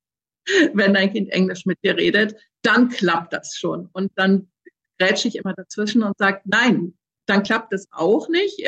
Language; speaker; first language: German; native; German